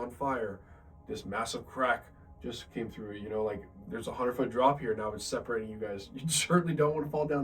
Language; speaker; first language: English; native; English